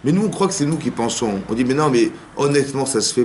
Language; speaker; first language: French; native; French